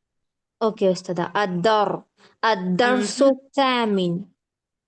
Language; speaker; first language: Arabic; non-native, learner; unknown